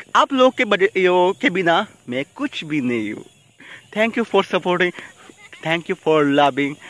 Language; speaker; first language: Hindi; non-native, local second language; Bangla